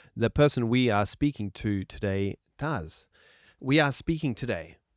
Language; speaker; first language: English; native; English